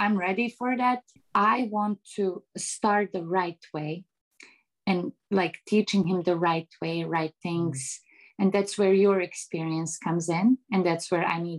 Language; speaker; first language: English; non-native, fluent; Bosnian